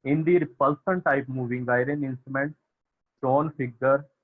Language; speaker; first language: English; non-native, local second language; Punjabi